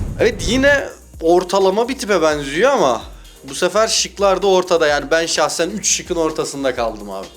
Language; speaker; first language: Turkish; native; Turkish